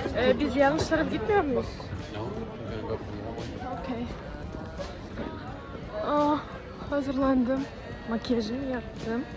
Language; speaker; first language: Turkish; non-native, fluent; Russian